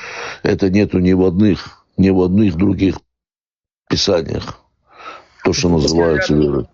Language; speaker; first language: Russian; native; Russian